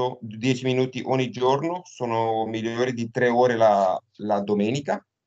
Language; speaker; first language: Italian; non-native, fluent; Romanian